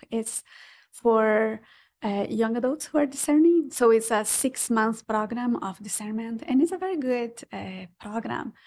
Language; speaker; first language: English; non-native, fluent; Portuguese